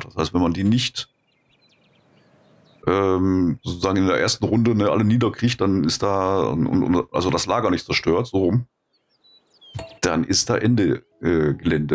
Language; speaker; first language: German; native; German